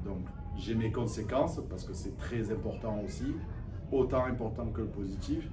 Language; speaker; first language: French; native; French